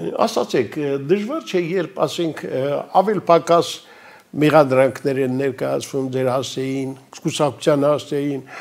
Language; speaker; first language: Armenian; native; Armenian